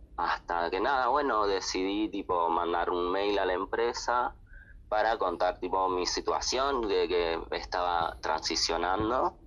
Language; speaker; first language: Spanish; native; Spanish